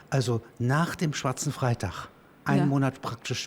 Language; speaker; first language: German; native; German